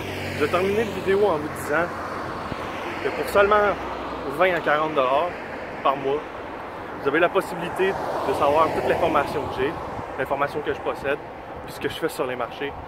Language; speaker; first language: French; native; French